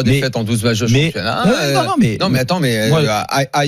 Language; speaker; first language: French; native; French